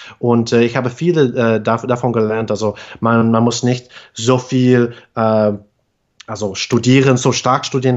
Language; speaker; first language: German; non-native, fluent; English